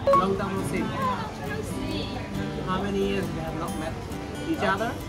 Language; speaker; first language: English; non-native, learner; Japanese